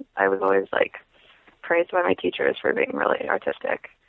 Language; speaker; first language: English; native; English